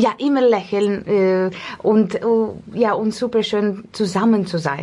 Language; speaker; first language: German; non-native, fluent; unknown